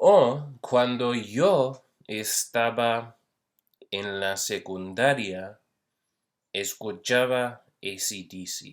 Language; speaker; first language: Spanish; non-native, fluent; English